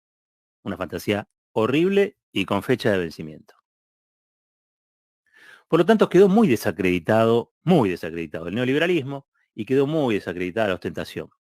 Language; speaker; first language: Spanish; native; Spanish